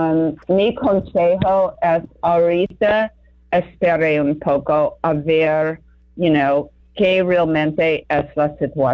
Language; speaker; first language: Spanish; non-native, learner; English